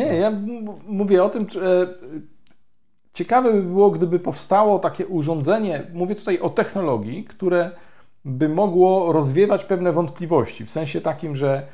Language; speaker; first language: Polish; native; Polish